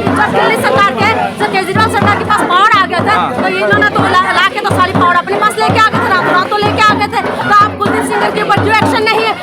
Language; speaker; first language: Hindi; non-native, local second language; Assamese